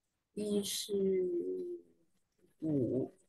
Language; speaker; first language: Chinese; non-native, learner; Vietnamese